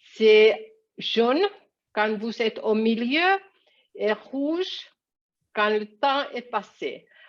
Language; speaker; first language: French; non-native, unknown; Finnish